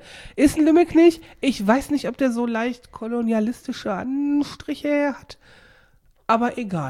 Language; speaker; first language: German; native; German